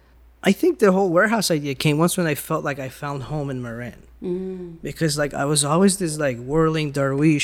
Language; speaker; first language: English; early bilingual, other home language; Persian